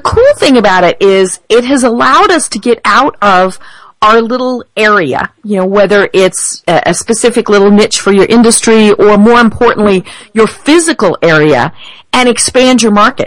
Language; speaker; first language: English; native; English